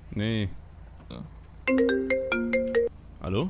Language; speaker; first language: German; native; German